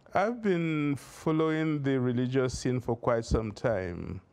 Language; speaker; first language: English; non-native, local second language; Hausa